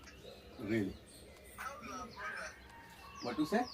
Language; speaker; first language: English; non-native, learner; Hindi